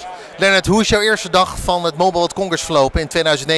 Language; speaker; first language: Dutch; native; Dutch